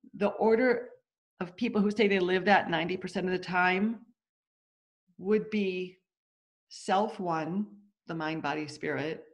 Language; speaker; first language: English; native; English